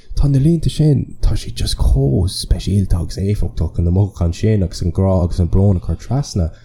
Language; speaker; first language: Irish; non-native, local second language; English